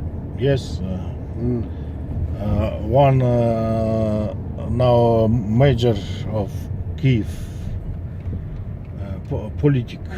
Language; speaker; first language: English; non-native, learner; Kazakh